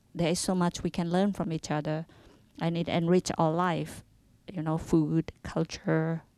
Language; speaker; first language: English; non-native, fluent; Indonesian